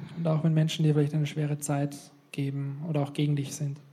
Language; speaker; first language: German; native; German